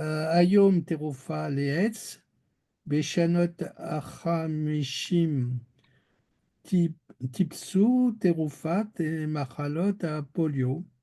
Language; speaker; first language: Hebrew; non-native, learner; French